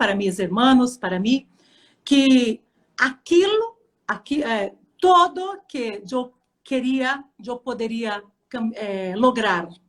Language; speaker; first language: Spanish; non-native, fluent; Portuguese